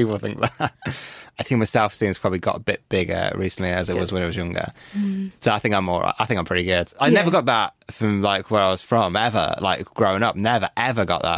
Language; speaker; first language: English; native; English